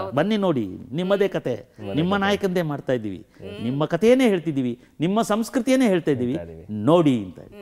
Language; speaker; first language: Kannada; non-native, local second language; Kodava